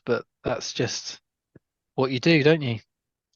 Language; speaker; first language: English; native; English